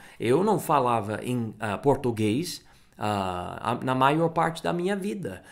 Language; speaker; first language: Portuguese; non-native, fluent; English